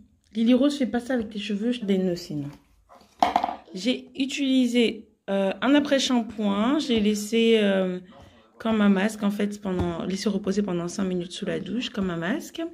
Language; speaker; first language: French; native; French